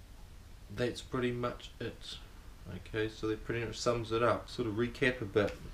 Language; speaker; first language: English; native; English